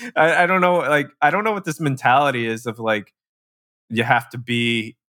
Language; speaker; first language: English; early bilingual, other home language; Filipino